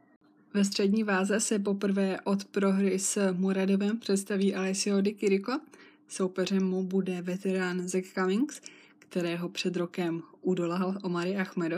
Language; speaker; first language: Czech; native; Czech